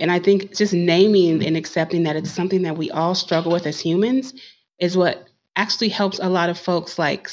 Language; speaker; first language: English; native; English